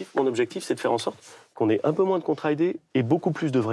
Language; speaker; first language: French; native; French